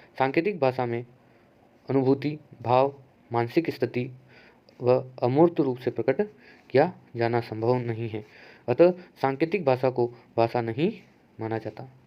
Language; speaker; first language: Hindi; native; Hindi